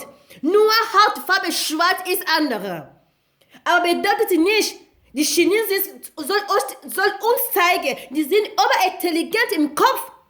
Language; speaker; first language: German; non-native, learner; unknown